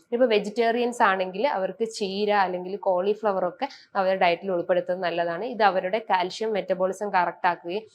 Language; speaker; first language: Malayalam; native; Malayalam